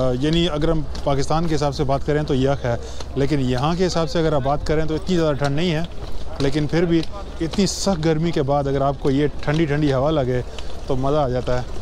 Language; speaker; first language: Urdu; native; Urdu